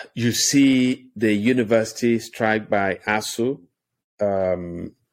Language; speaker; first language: English; non-native, local second language; Igbo